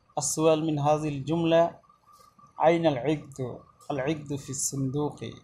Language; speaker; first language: Arabic; non-native, fluent; Bangla